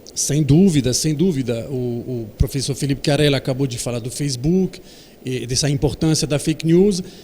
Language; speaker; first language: Portuguese; non-native, fluent; French